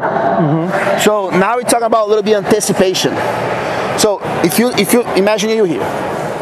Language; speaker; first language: English; non-native, fluent; Portuguese